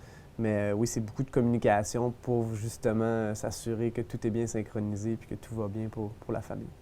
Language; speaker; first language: French; native; French